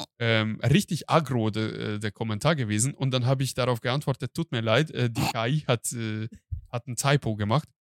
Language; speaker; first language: German; non-native, fluent; Hungarian